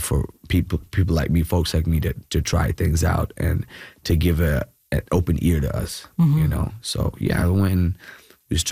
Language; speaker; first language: English; non-native, local second language; Malayalam